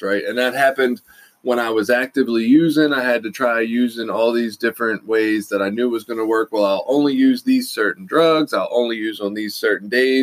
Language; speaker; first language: English; native; English